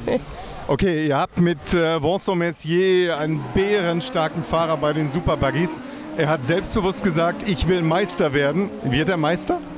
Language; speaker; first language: German; native; German